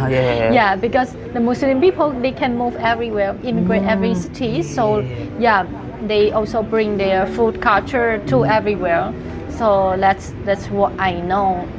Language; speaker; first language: English; non-native, fluent; Chinese